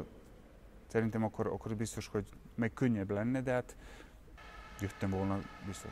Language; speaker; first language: Hungarian; non-native, fluent; Serbian